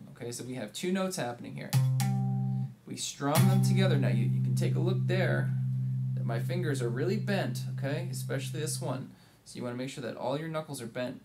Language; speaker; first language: English; native; English